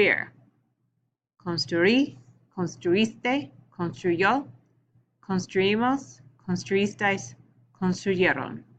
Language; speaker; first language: Spanish; non-native, learner; English